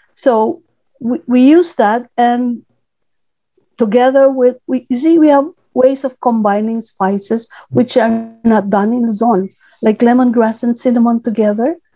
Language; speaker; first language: English; non-native, local second language; Cebuano